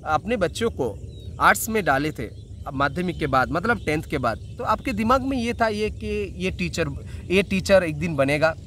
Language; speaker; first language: Hindi; non-native, local second language; Bangla